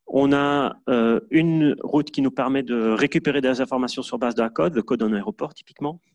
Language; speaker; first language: French; native; French